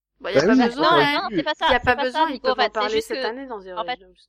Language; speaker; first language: French; native; French